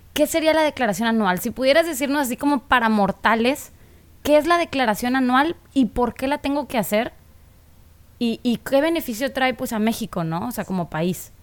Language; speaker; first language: Spanish; native; Spanish